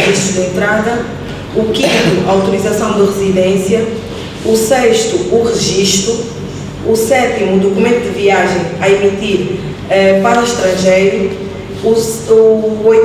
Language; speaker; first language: Portuguese; native; Portuguese